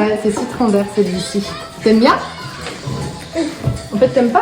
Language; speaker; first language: French; native; French